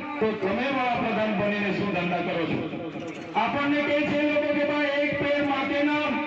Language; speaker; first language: Gujarati; non-native, local second language; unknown